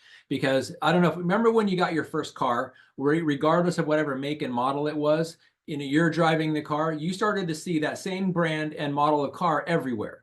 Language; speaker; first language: English; native; English